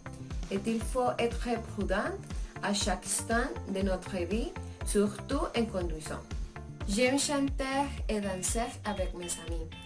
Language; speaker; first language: French; non-native, learner; Spanish